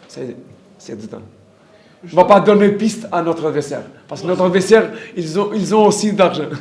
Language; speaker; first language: French; non-native, learner; Portuguese